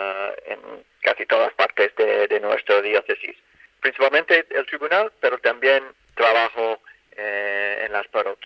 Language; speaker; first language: Spanish; non-native, fluent; English